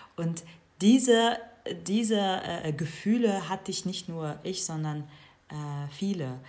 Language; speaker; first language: German; non-native, fluent; Kurdish